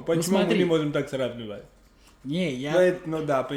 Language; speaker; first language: Russian; non-native, fluent; English